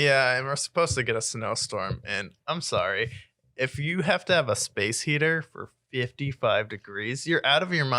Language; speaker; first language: English; native; English